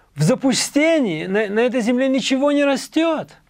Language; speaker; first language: Russian; native; Russian